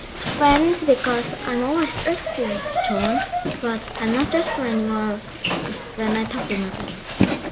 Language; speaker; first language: English; non-native, learner; Korean